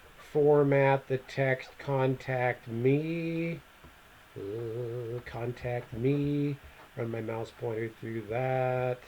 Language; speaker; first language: English; native; English